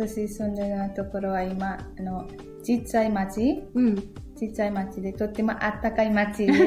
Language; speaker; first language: Japanese; non-native, learner; Nepali